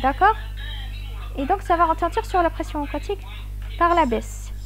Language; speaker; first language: French; non-native, local second language; Arabic